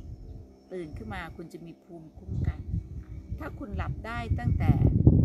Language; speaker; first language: Thai; native; Thai